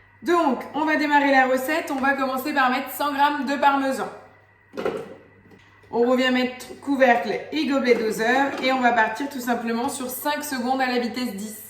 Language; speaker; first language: French; native; French